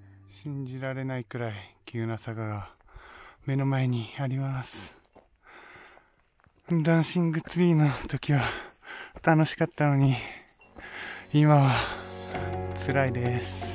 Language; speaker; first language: Japanese; native; Japanese